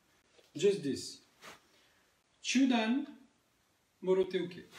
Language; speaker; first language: English; non-native, learner; French